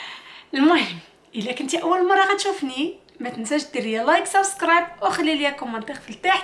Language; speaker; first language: Arabic; native; Arabic